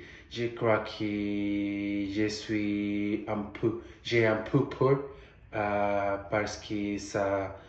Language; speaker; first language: French; non-native, learner; Portuguese